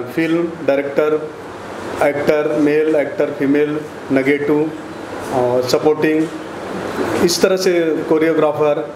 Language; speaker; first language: Hindi; native; Hindi